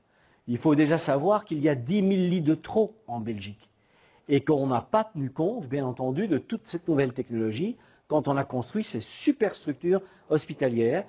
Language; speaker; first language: French; native; French